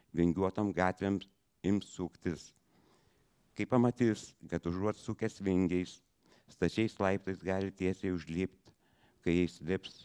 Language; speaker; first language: French; non-native, fluent; Lithuanian